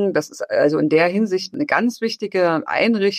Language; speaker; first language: German; native; German